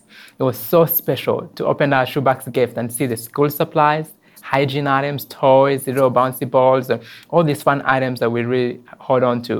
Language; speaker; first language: English; non-native, local second language; Kinyarwanda